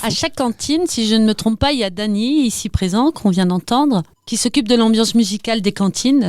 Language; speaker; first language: French; native; French